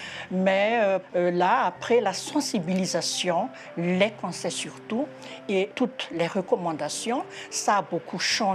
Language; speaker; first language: French; non-native, local second language; Malagasy